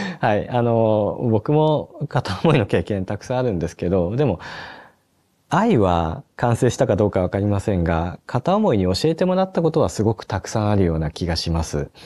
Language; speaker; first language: Japanese; native; Japanese